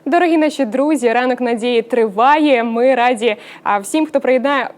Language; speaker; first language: Ukrainian; native; Ukrainian